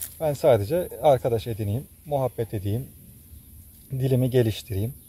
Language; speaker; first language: Turkish; native; Turkish